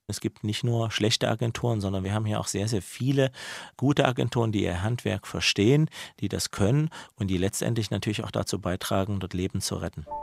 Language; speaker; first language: German; native; German